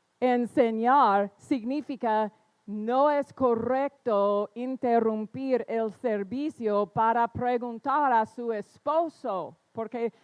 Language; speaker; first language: Spanish; non-native, fluent; English